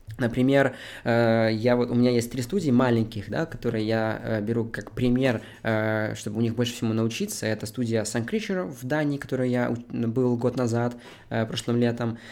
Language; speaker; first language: Russian; native; Russian